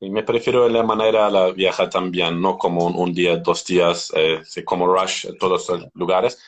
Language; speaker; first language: Spanish; non-native, learner; Turkish